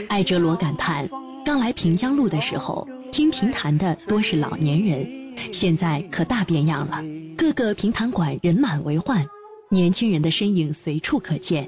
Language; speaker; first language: Chinese; native; Chinese